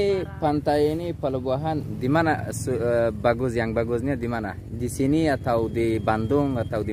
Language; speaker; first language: Indonesian; non-native, learner; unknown